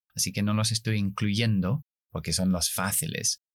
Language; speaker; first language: Spanish; non-native, fluent; English